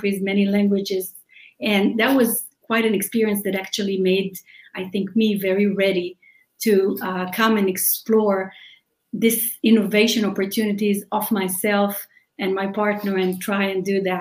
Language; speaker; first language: English; non-native, fluent; Hebrew